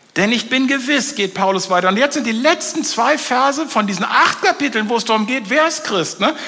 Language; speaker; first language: German; native; German